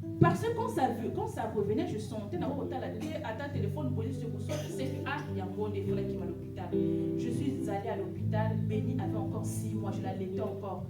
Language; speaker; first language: French; non-native, local second language; Lingala